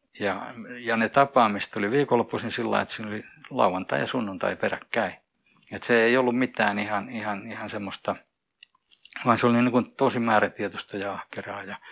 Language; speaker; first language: Finnish; native; Finnish